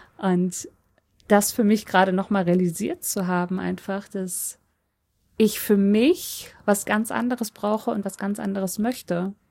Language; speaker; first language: German; early bilingual, other home language; Polish